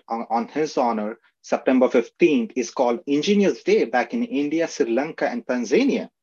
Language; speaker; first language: English; non-native, local second language; Marathi